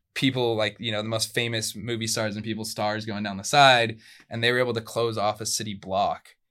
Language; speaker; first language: English; early bilingual, other home language; Spanish